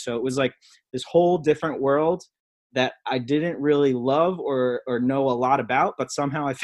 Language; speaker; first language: English; native; English